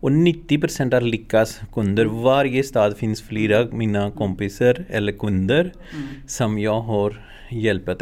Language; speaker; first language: Swedish; non-native, fluent; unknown